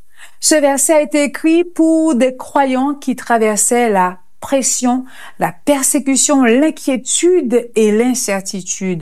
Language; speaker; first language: French; native; French